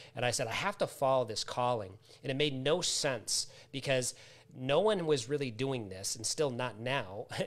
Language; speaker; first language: English; native; English